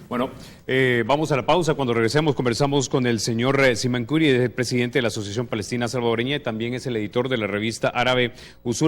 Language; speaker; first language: Spanish; native; Spanish